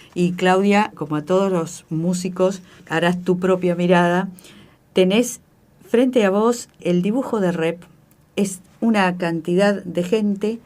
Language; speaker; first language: Spanish; native; Spanish